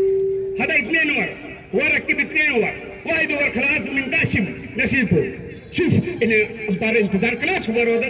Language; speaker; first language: Arabic; non-native, learner; Hindi